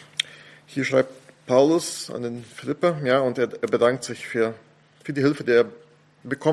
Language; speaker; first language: German; non-native, fluent; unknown